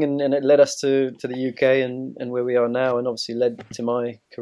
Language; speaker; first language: English; native; English